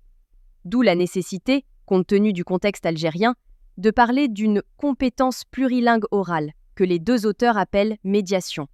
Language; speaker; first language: French; non-native, local second language; Arabic